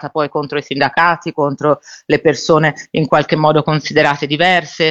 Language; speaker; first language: Italian; native; Italian